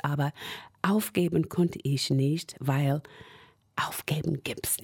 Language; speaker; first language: German; non-native, fluent; English